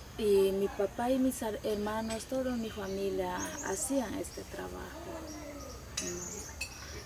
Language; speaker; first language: Spanish; non-native, local second language; Shipibo-Conibo